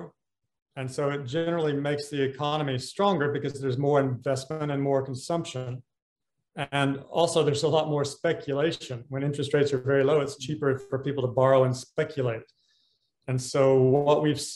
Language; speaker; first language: English; native; English